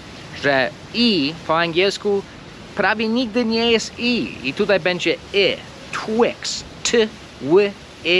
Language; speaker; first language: Polish; non-native, fluent; English